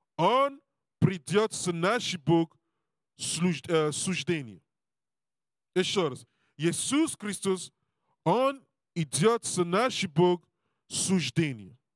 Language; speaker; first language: Russian; non-native, learner; English